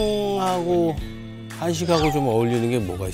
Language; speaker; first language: Korean; native; Korean